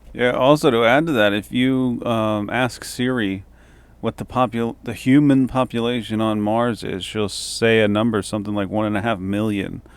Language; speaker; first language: English; native; English